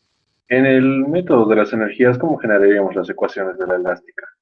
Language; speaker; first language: Spanish; native; Spanish